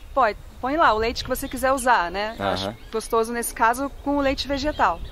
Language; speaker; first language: Portuguese; native; Portuguese